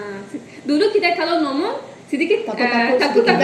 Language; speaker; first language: Indonesian; non-native, learner; Turkish